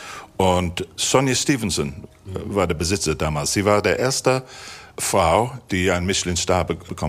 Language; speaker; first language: German; non-native, fluent; English